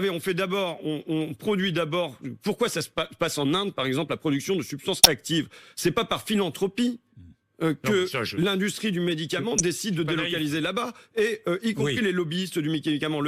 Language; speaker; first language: French; native; French